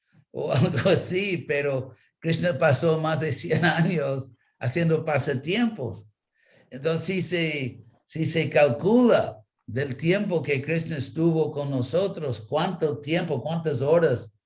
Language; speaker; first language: Spanish; non-native, fluent; English